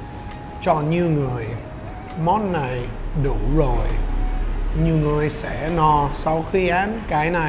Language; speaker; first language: Vietnamese; non-native, learner; English